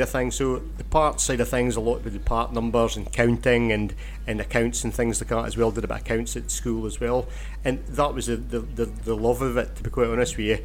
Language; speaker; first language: English; native; English